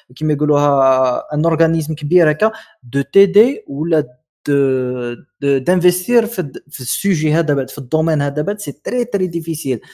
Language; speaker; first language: French; non-native, local second language; Arabic